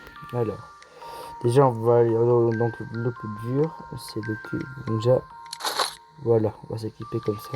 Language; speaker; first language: French; native; French